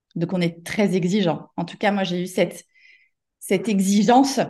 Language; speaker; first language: French; native; French